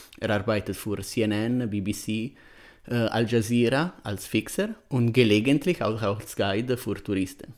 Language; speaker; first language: German; non-native, fluent; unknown